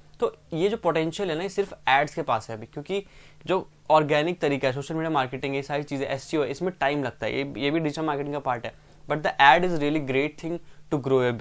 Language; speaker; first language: Hindi; native; Hindi